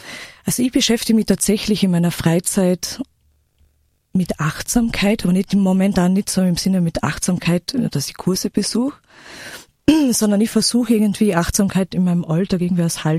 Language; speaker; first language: German; native; German